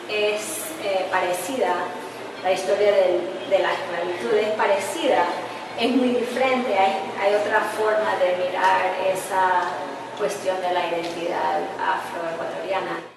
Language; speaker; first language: Spanish; early bilingual, heritage; English